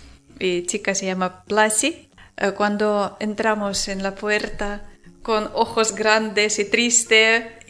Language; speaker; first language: Spanish; non-native, learner; Ukrainian